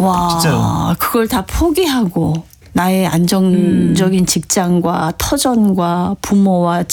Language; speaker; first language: Korean; native; Korean